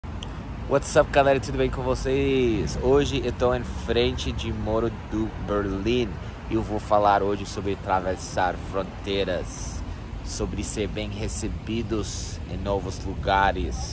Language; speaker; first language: Portuguese; non-native, fluent; English